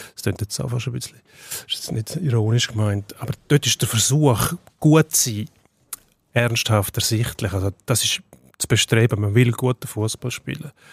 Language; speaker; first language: German; native; German